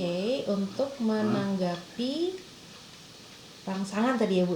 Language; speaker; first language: Indonesian; native; Indonesian